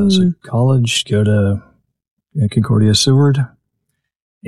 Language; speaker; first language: English; native; English